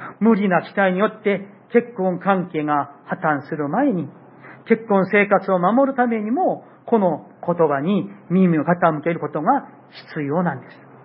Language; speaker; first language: Japanese; non-native, fluent; Korean